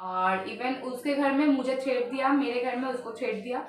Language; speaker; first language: Hindi; non-native, local second language; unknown